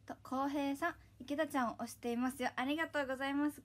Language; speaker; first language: Japanese; native; Japanese